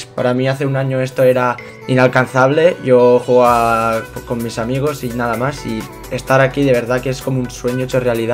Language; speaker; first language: Spanish; native; Spanish